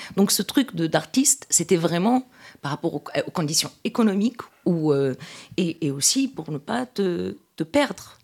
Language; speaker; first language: French; non-native, local second language; Arabic